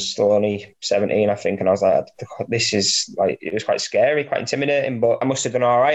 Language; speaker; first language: English; native; English